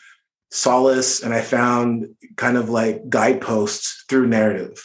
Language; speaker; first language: English; native; English